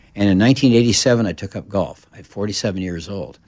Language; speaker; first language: English; native; English